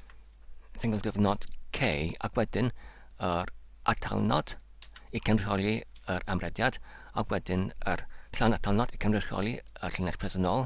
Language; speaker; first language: Welsh; non-native, learner; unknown